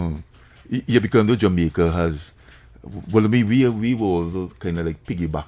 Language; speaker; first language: English; native; English